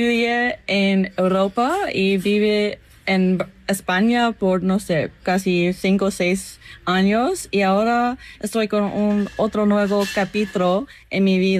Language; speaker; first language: Spanish; non-native, learner; English